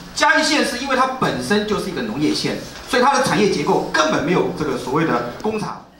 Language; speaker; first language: Chinese; native; Chinese